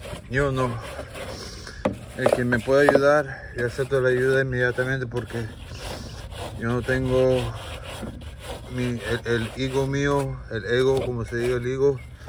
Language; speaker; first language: Spanish; early bilingual, heritage; Spanish